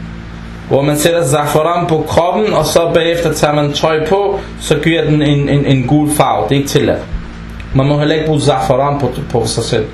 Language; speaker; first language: Danish; non-native, fluent; Arabic